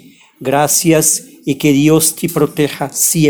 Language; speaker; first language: Spanish; non-native, fluent; Portuguese